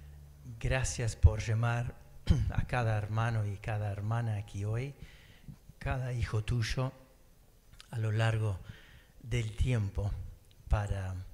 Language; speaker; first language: Spanish; early bilingual, other home language; English